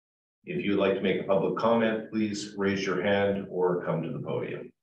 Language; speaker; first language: English; native; English